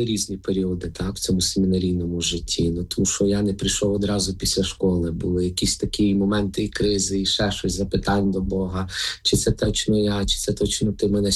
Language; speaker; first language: Ukrainian; native; Ukrainian